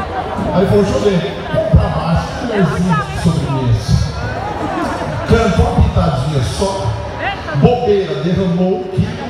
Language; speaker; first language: Portuguese; native; Portuguese